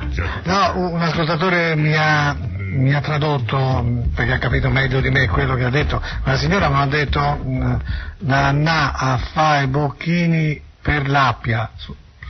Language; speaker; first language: Italian; native; Italian